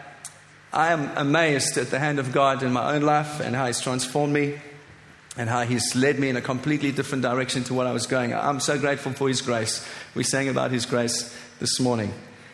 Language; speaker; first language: English; native; English